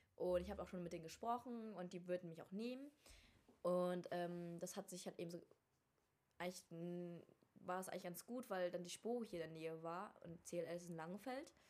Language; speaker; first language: German; early bilingual, other home language; Vietnamese